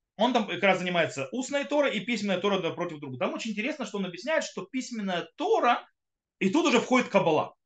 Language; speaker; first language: Russian; early bilingual, heritage; Russian